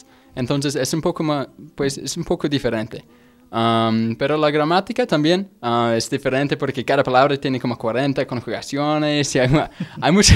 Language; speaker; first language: Spanish; non-native, fluent; English